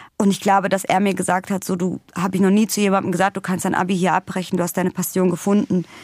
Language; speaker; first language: German; early bilingual, other home language; Russian